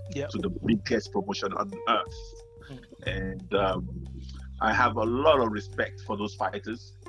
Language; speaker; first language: English; non-native, local second language; Yoruba